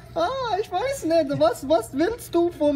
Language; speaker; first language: German; non-native, learner; English